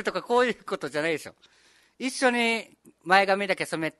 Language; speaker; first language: Japanese; native; Japanese